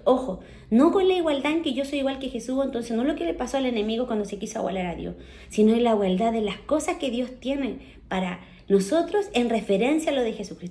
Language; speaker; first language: Spanish; native; Spanish